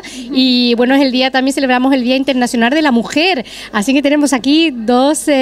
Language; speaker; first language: Spanish; native; Spanish